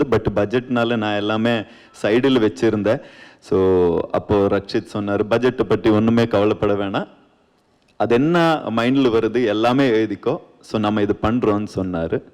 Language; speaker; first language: Tamil; non-native, learner; Kannada